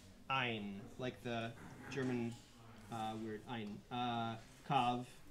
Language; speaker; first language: English; native; English